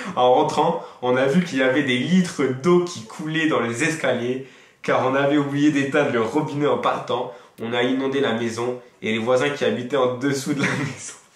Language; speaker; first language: French; native; French